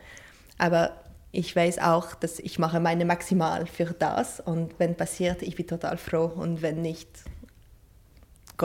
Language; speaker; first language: German; non-native, fluent; French